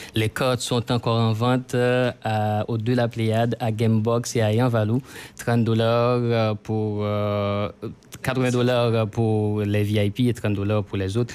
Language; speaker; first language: French; non-native, local second language; Haitian Creole